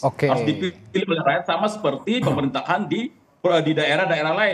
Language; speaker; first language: Indonesian; native; Indonesian